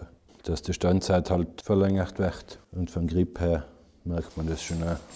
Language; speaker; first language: German; native; German